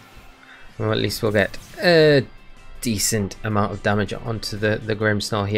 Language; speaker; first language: English; native; English